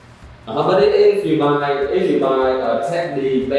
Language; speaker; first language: English; non-native, learner; Vietnamese